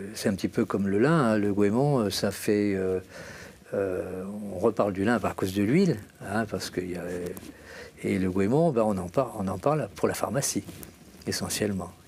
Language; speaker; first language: French; native; French